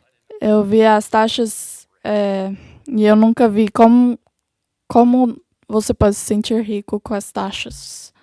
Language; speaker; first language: Portuguese; non-native, learner; English